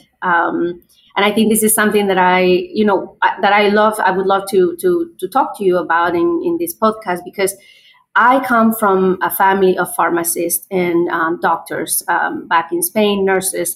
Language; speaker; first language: English; non-native, fluent; Spanish